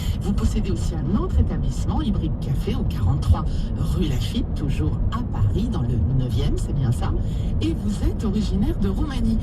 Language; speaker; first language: French; native; French